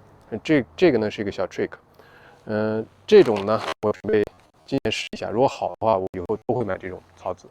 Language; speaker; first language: Chinese; native; Chinese